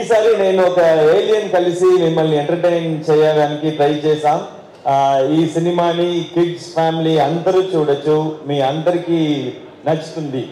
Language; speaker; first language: Telugu; non-native, learner; Tamil